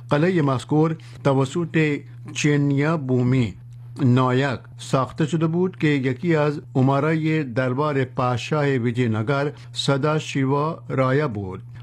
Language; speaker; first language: Persian; non-native, fluent; Urdu